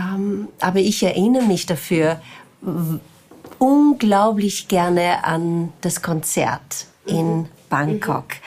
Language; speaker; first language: German; non-native, fluent; Portuguese